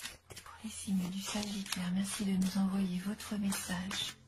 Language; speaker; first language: French; native; French